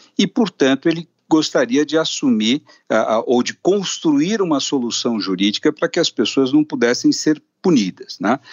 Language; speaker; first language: Portuguese; native; Portuguese